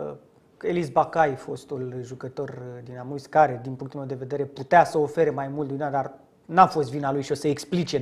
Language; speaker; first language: Romanian; native; Romanian